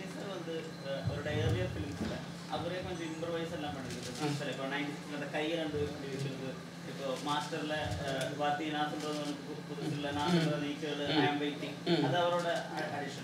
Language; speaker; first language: Tamil; non-native, local second language; Malayalam